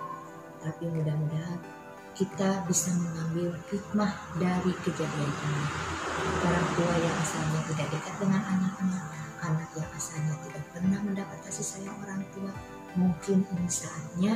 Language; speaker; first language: Indonesian; native; Indonesian